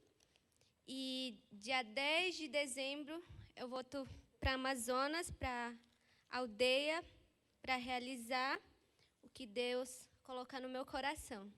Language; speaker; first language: Portuguese; non-native, local second language; Ticuna